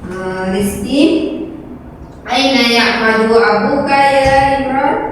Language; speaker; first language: Arabic; non-native, learner; Indonesian